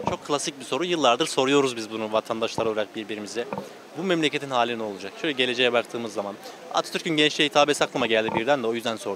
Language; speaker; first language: Turkish; native; Turkish